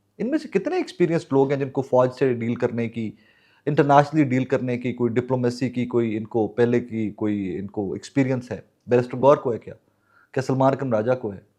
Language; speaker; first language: Urdu; non-native, local second language; Punjabi